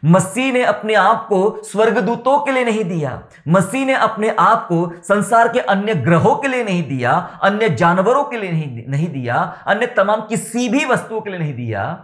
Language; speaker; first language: Hindi; non-native, local second language; Marathi